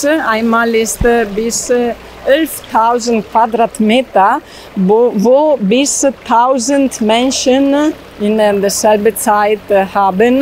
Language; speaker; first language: German; non-native, learner; Italian